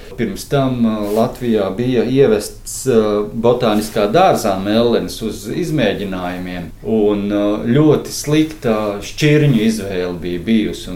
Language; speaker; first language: Latvian; native; Latvian